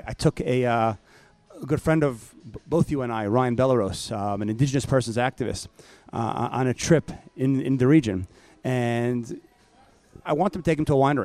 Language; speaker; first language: English; native; English